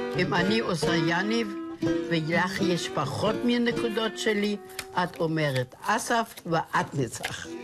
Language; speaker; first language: Hebrew; non-native, fluent; German